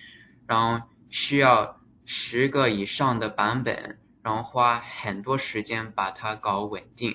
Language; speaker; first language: Chinese; early bilingual, heritage; Chinese